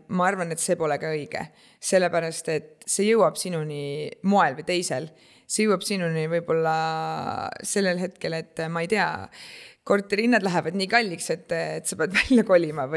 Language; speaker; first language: Estonian; native; Estonian